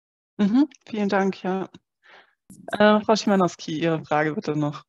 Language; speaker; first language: German; native; German